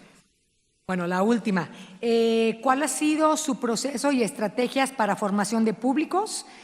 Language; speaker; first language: Spanish; native; Spanish